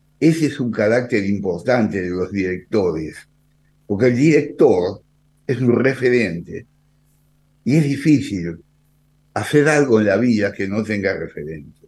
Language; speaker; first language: Spanish; native; Spanish